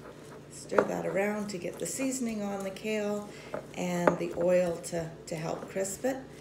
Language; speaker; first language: English; native; English